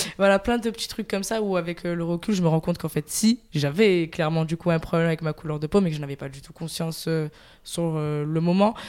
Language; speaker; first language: French; native; French